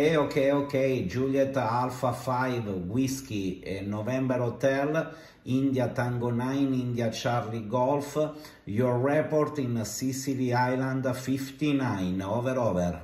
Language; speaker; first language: English; non-native, learner; Italian